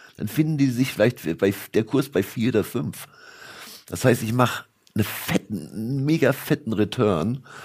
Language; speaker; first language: German; native; German